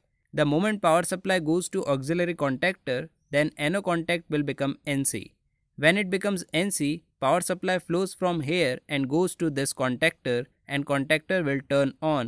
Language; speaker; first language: English; non-native, local second language; Hindi